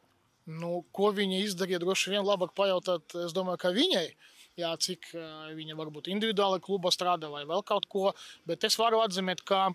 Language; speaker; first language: Latvian; non-native, local second language; Russian